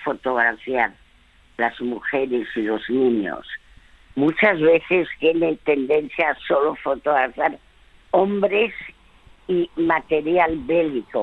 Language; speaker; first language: Spanish; early bilingual, other home language; French